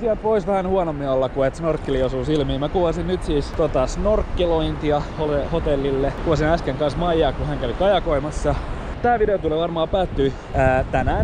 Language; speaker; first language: Finnish; native; Finnish